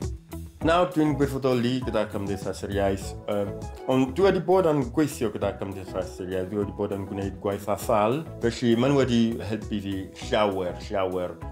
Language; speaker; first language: Welsh; non-native, fluent; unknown